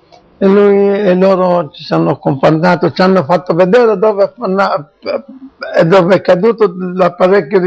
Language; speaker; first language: Italian; non-native, local second language; Arabic